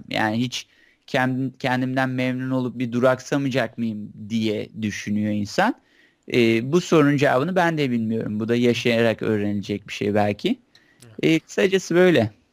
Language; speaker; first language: Turkish; native; Turkish